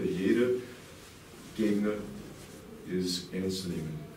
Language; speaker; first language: German; non-native, fluent; English